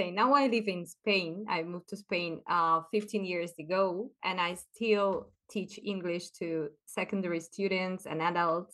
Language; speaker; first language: English; non-native, fluent; Russian